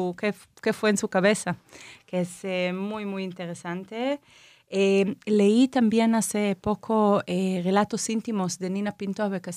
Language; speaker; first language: Spanish; non-native, fluent; Hebrew